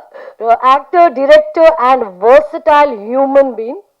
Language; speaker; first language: Tamil; non-native, learner; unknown